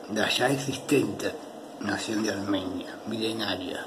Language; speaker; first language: Spanish; native; Spanish